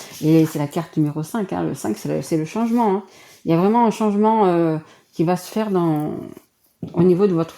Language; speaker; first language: French; native; French